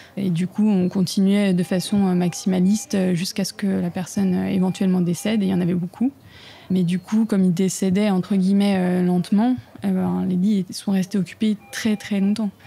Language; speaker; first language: French; native; French